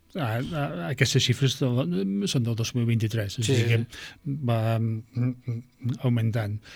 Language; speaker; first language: Catalan; non-native, fluent; English